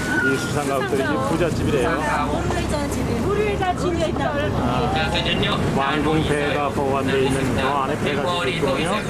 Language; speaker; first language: Korean; native; Korean